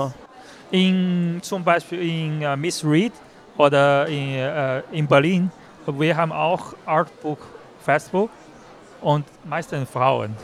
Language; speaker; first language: German; non-native, learner; Chinese